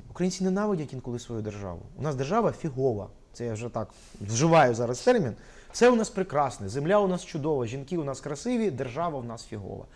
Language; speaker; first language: Ukrainian; non-native, local second language; Russian